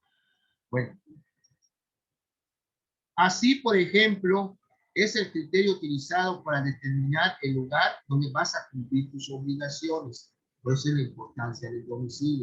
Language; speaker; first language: Spanish; native; Spanish